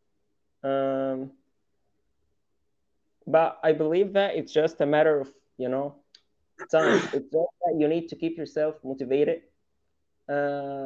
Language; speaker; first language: English; non-native, fluent; Arabic